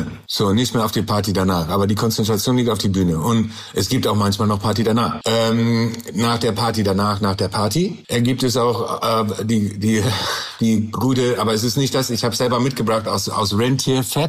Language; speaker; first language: German; non-native, learner; English